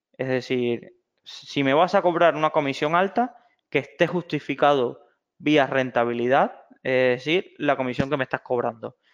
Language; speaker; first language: Spanish; native; Spanish